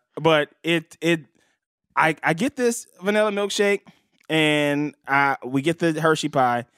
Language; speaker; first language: English; native; English